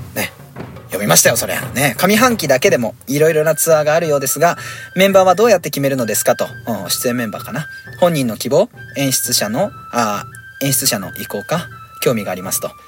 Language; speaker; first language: Japanese; native; Japanese